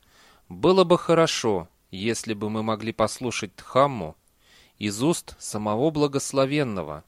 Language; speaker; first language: Russian; native; Russian